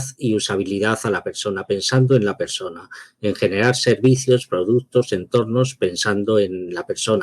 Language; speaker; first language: Spanish; native; Spanish